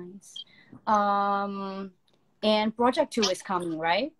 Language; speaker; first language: English; non-native, fluent; Thai